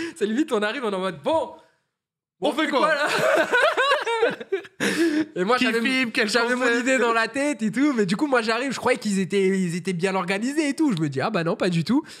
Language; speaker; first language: French; native; French